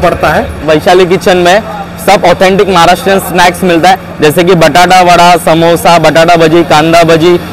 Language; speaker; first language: Hindi; non-native, local second language; Marathi